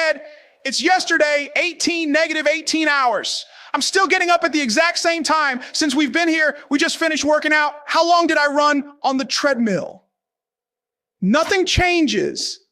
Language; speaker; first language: English; native; English